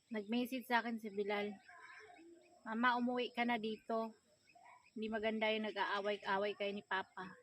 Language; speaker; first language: Filipino; native; Filipino